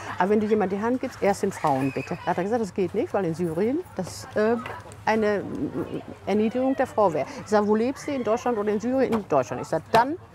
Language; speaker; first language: German; native; German